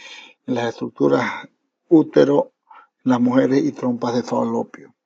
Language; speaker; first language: Spanish; native; Spanish